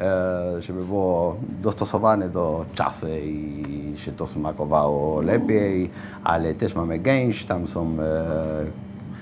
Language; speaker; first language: Polish; non-native, fluent; Spanish